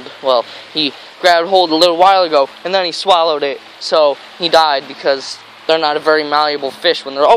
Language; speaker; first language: English; native; English